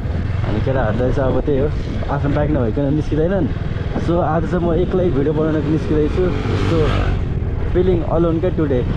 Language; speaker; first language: Nepali; native; Nepali